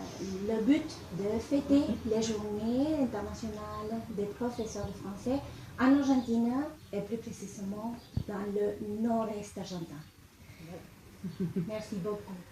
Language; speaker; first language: French; non-native, fluent; Spanish